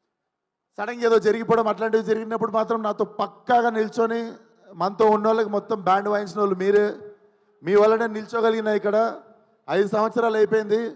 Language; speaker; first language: Telugu; native; Telugu